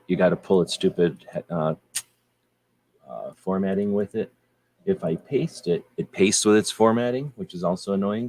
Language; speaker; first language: English; native; English